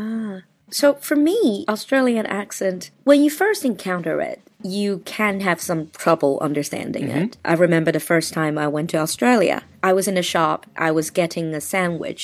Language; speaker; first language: English; non-native, fluent; Chinese